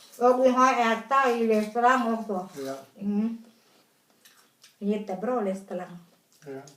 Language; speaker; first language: Swedish; non-native, learner; Thai